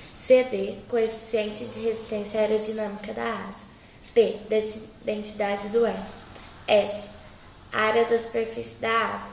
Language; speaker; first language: Portuguese; native; Portuguese